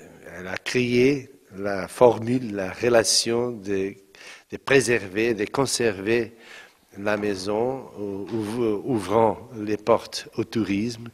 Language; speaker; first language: French; non-native, fluent; Portuguese